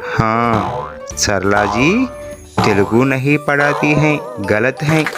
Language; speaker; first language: Hindi; non-native, local second language; Telugu